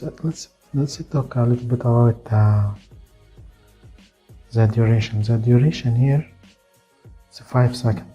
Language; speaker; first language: English; non-native, fluent; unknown